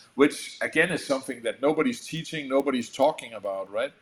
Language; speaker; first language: English; non-native, fluent; Danish